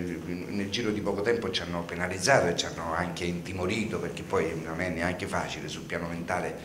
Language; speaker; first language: Italian; native; Italian